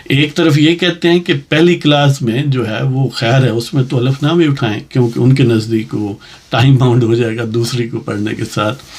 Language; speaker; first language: Urdu; non-native, local second language; Punjabi